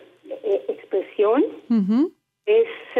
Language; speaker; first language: Spanish; non-native, learner; Hebrew